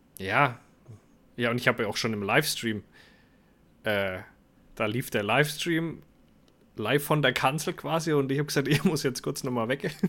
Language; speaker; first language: German; native; German